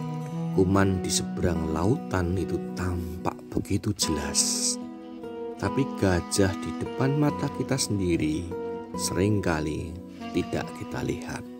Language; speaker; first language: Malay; non-native, local second language; Javanese